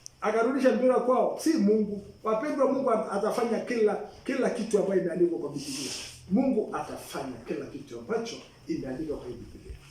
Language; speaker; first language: Swahili; non-native, local second language; Masai